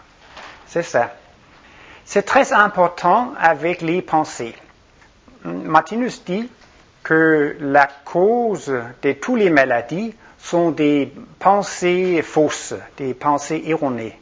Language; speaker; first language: French; non-native, fluent; Danish